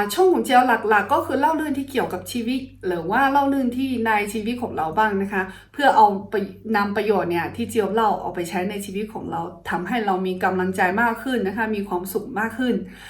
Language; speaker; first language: Thai; non-native, fluent; Chinese